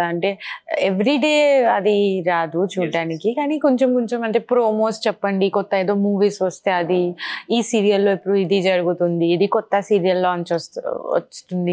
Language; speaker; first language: Telugu; non-native, learner; Bangla